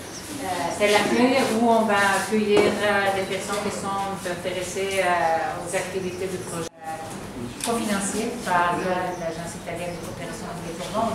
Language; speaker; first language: French; non-native, local second language; Arabic